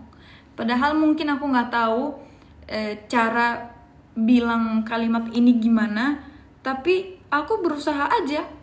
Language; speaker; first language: Indonesian; non-native, fluent; Turkish